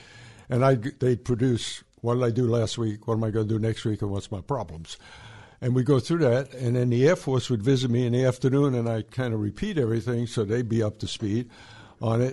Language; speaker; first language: English; native; English